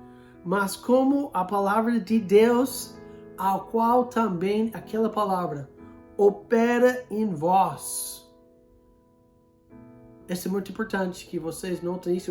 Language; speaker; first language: Portuguese; non-native, fluent; English